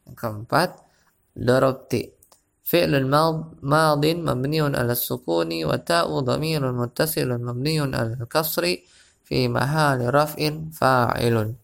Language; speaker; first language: Arabic; non-native, fluent; Indonesian